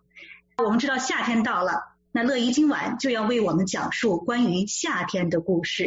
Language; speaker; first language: Chinese; native; Chinese